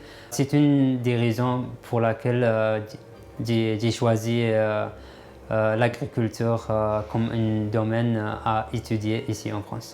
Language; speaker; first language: French; non-native, fluent; Arabic